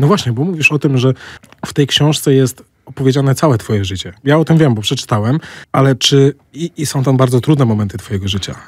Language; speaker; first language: Polish; native; Polish